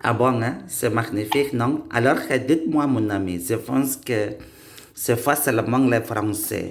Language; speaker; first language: French; non-native, learner; Indonesian